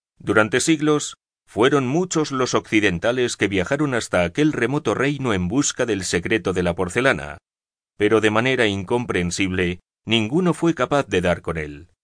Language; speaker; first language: Spanish; native; Spanish